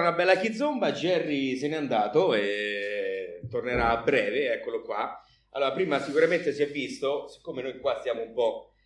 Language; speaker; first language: Italian; native; Italian